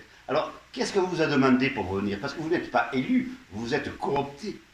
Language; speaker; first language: French; native; French